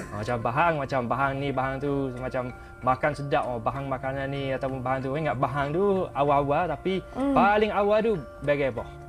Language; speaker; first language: Malay; non-native, fluent; English